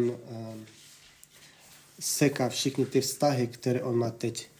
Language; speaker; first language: Czech; non-native, fluent; Russian